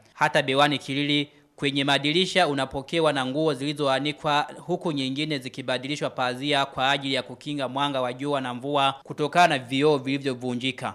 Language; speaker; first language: Swahili; non-native, local second language; Rundi